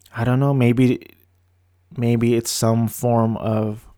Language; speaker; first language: English; early bilingual, other home language; Filipino